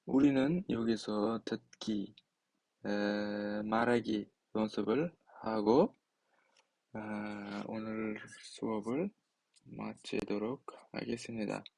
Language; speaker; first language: Korean; non-native, fluent; Uzbek